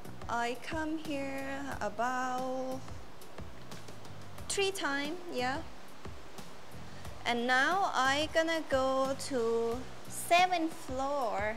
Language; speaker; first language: English; non-native, learner; Thai